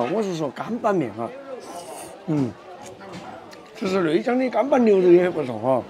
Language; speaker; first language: Chinese; native; Chinese